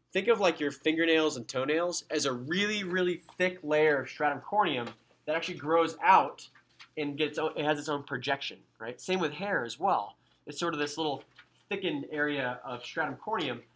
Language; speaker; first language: English; native; English